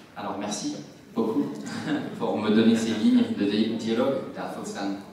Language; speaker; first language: French; non-native, learner; English